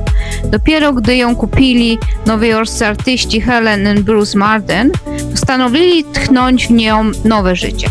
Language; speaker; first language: Polish; native; Polish